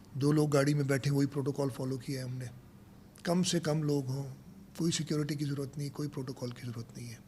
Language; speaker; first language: Urdu; non-native, local second language; Sindhi